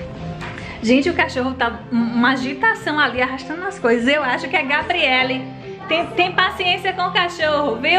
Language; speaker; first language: Portuguese; native; Portuguese